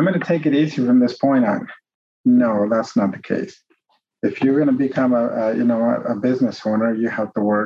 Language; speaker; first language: English; non-native, fluent; Spanish